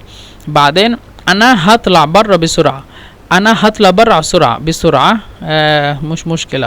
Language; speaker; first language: Arabic; non-native, fluent; Bangla